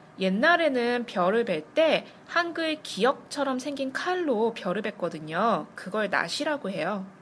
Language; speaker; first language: Korean; native; Korean